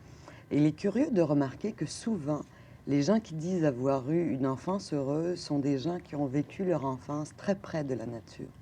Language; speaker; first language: French; native; French